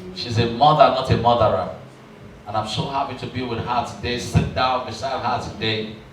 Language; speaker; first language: English; non-native, local second language; Yoruba